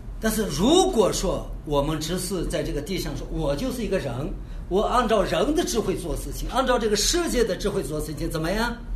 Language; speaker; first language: Chinese; native; Chinese